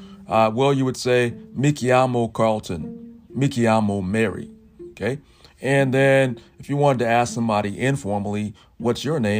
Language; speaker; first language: English; native; English